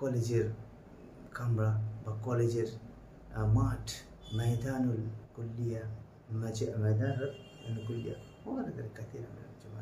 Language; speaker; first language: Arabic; non-native, fluent; Bangla